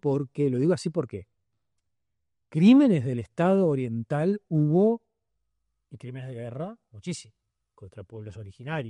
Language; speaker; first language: Spanish; native; Spanish